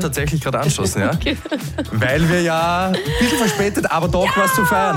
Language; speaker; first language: German; native; German